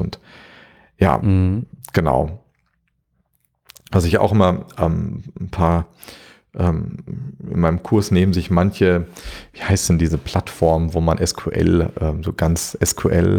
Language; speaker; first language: German; native; German